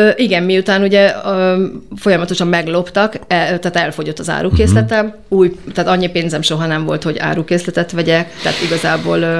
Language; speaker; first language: Hungarian; native; Hungarian